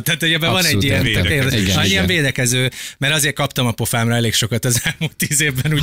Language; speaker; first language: Hungarian; native; Hungarian